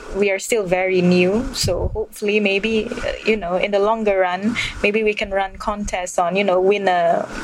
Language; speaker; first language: English; non-native, local second language; Malay